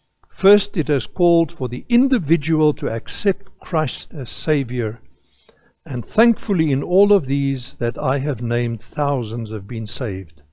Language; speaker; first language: English; non-native, local second language; Afrikaans